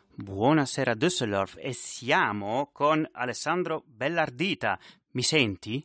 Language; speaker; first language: Italian; early bilingual, heritage; Italian